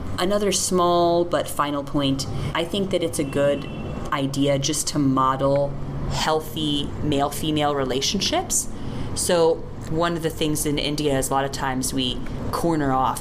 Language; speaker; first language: English; native; English